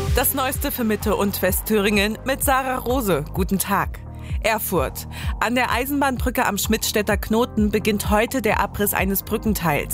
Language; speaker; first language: German; native; German